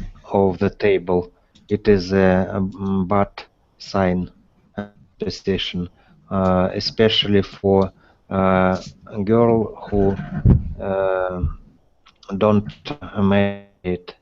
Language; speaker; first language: English; non-native, learner; Russian